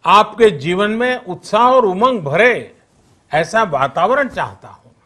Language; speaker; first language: Hindi; non-native, local second language; Gujarati